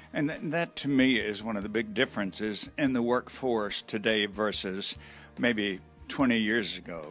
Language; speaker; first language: English; native; English